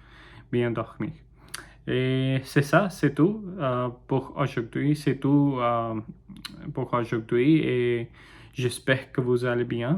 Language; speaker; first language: French; non-native, learner; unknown